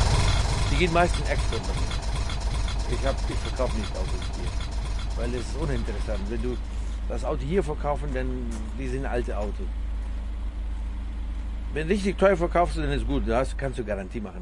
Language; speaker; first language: German; non-native, learner; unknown